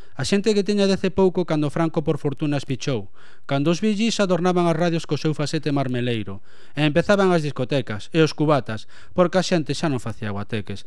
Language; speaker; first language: Galician; non-native, local second language; Spanish